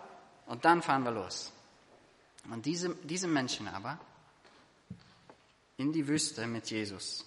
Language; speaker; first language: German; non-native, fluent; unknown